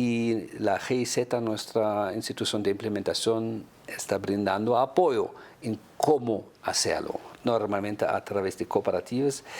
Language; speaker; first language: Spanish; non-native, fluent; German